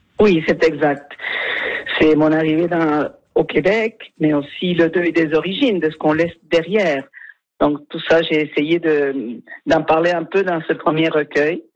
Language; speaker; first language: French; non-native, fluent; Spanish